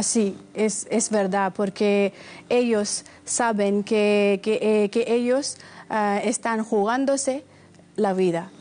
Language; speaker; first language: Spanish; non-native, fluent; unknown